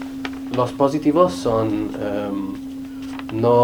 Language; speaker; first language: Spanish; non-native, learner; English